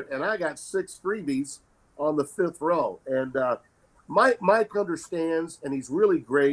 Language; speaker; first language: English; native; English